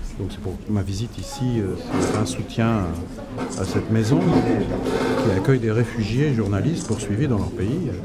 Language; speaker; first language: French; native; French